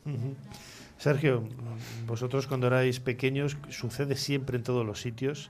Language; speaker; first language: Spanish; native; Spanish